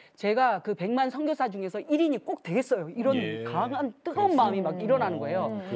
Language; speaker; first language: Korean; native; Korean